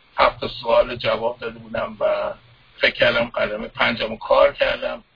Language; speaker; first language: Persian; native; Persian